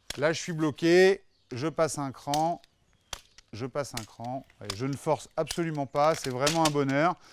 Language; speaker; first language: French; native; French